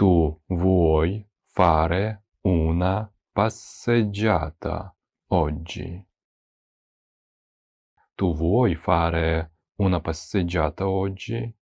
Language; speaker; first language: Italian; non-native, fluent; Ukrainian